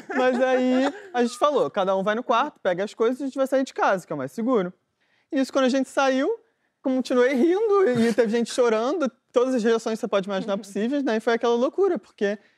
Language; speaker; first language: Portuguese; native; Portuguese